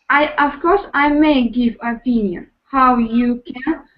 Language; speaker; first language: English; non-native, learner; Russian